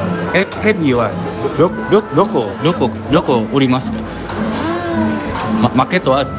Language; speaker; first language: Japanese; non-native, learner; Indonesian